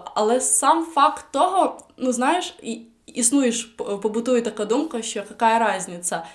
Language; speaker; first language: Ukrainian; non-native, local second language; Russian